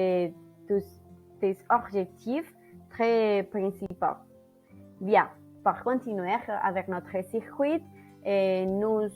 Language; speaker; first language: French; non-native, learner; Spanish